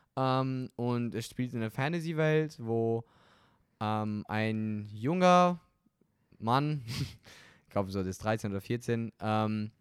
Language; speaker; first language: German; non-native, fluent; Romanian